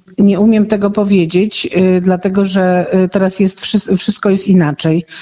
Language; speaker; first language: Polish; native; Polish